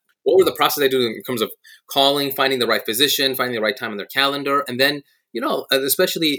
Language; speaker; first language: English; native; English